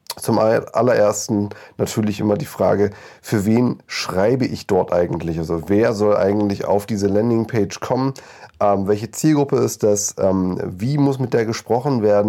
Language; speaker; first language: German; native; German